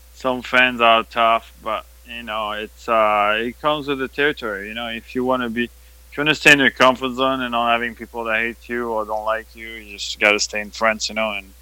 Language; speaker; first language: English; non-native, fluent; French